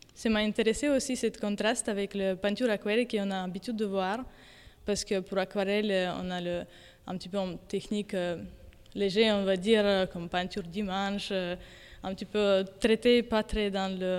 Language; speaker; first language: French; non-native, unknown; Ukrainian